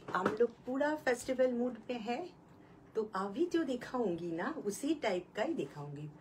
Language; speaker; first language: Hindi; non-native, local second language; Bangla